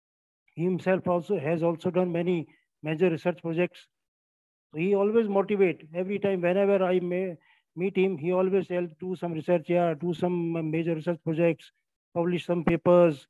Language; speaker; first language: English; non-native, local second language; Hindi